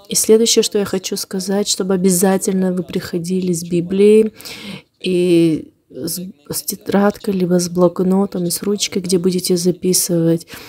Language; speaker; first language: Russian; non-native, local second language; Armenian